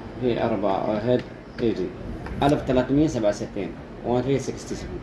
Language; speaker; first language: Arabic; non-native, learner; Bangla